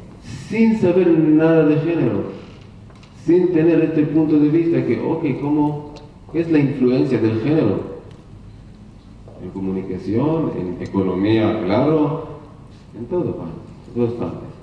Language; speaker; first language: Spanish; non-native, learner; Hebrew